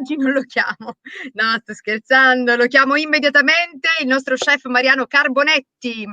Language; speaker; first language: Italian; native; Italian